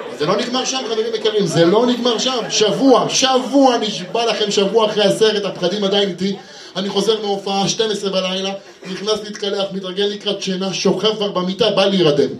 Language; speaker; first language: Hebrew; native; Hebrew